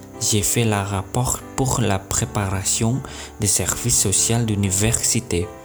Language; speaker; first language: French; non-native, learner; Indonesian